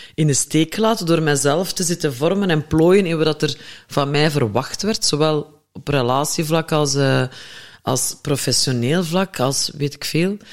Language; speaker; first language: Dutch; native; Dutch